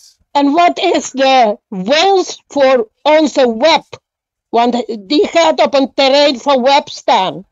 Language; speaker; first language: Dutch; non-native, local second language; Papiamento